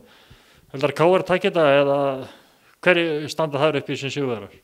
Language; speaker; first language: Icelandic; native; Icelandic